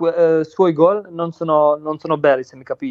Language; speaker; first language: Italian; non-native, learner; Czech